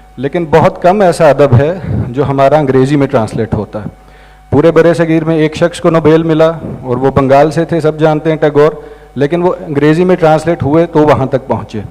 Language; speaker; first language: Urdu; non-native, local second language; Punjabi